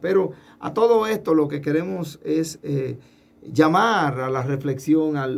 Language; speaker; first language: Spanish; native; Spanish